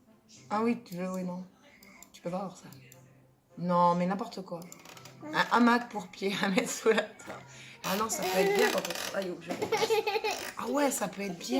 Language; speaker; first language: French; native; French